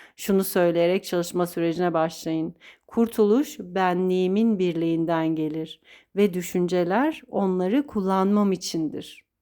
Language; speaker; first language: Turkish; native; Turkish